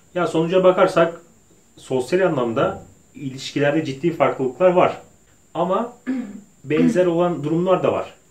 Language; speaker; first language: Turkish; native; Turkish